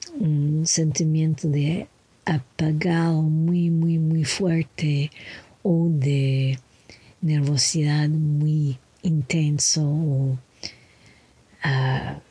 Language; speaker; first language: Spanish; non-native, learner; English